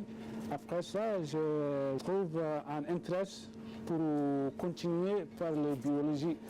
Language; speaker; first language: French; non-native, learner; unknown